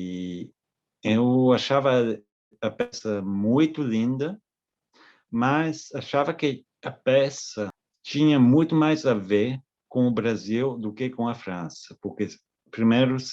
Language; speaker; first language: Portuguese; non-native, fluent; French